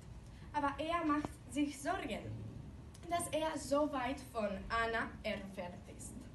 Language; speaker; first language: German; non-native, learner; Catalan